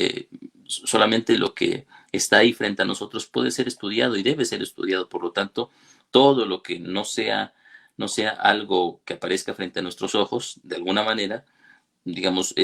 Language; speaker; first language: Spanish; native; Spanish